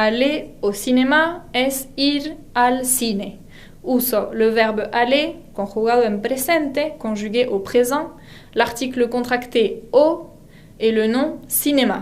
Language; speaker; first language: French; non-native, fluent; Spanish